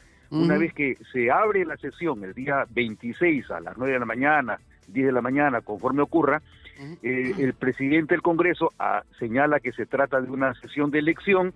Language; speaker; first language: Spanish; native; Spanish